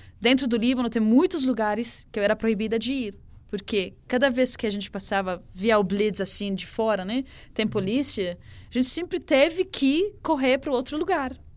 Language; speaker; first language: Portuguese; non-native, fluent; Arabic